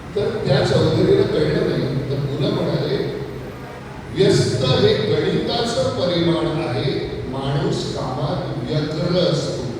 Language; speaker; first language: Marathi; non-native, local second language; Konkani